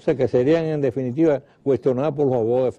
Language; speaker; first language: Spanish; native; Spanish